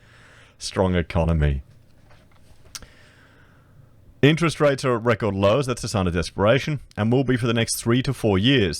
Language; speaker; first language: English; native; English